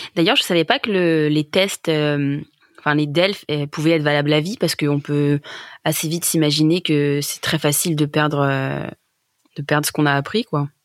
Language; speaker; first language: French; native; French